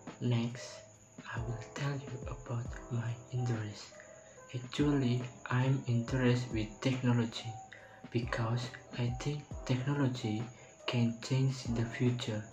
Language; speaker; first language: English; non-native, learner; Indonesian